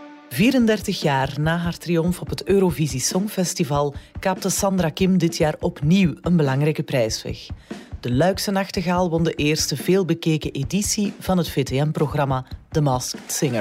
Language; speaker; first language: Dutch; native; Dutch